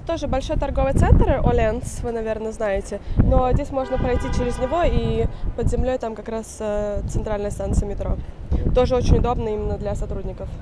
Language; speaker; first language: Russian; native; Russian